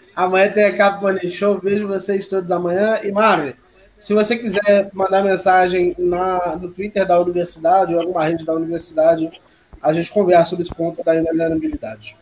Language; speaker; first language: Portuguese; native; Portuguese